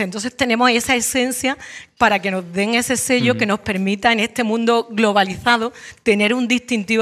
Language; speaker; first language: Spanish; native; Spanish